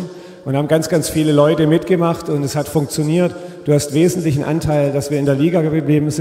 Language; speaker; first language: German; native; German